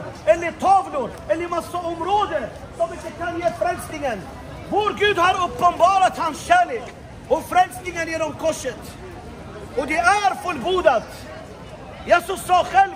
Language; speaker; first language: Swedish; non-native, fluent; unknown